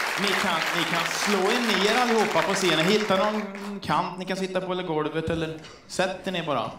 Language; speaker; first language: Swedish; native; Swedish